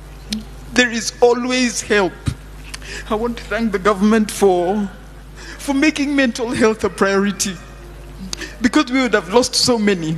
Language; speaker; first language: English; non-native, local second language; Swahili